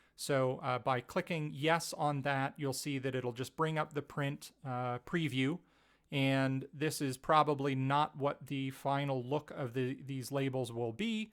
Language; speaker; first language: English; native; English